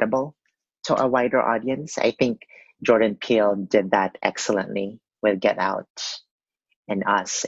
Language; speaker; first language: English; non-native, local second language; Cebuano